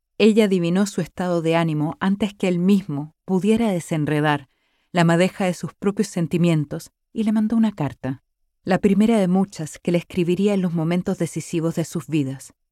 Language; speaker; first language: Spanish; native; Spanish